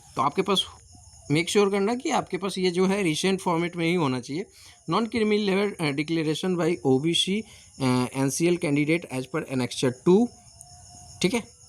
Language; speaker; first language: Hindi; native; Hindi